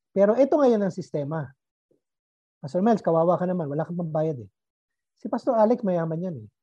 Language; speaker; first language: Filipino; native; Filipino